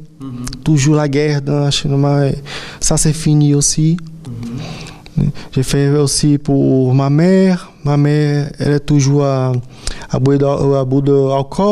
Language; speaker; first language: French; non-native, fluent; Portuguese